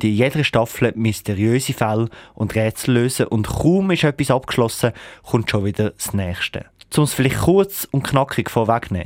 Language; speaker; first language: German; native; German